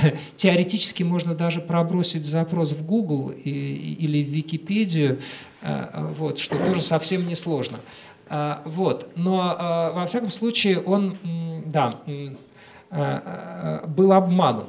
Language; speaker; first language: Russian; native; Russian